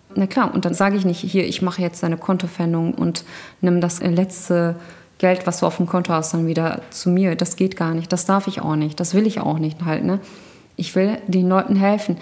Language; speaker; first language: German; early bilingual, other home language; Turkish